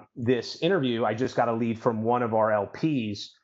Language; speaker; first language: English; native; English